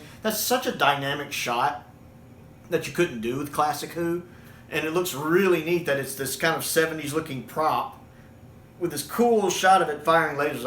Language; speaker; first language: English; native; English